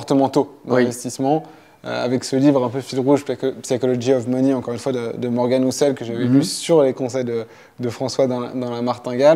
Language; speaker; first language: French; native; French